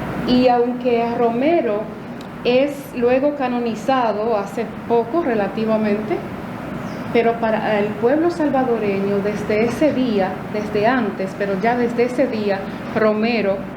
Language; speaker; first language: Spanish; native; Spanish